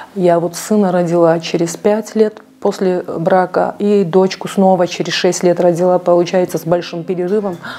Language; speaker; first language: Russian; non-native, local second language; Kyrgyz